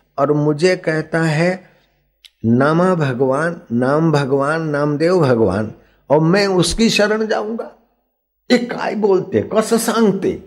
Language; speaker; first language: Hindi; non-native, local second language; Sindhi